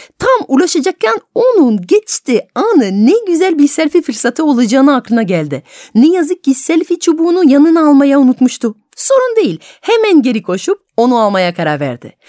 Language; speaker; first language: Turkish; non-native, fluent; French